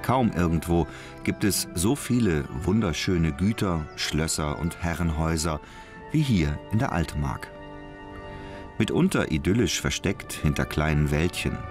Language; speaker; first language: German; native; German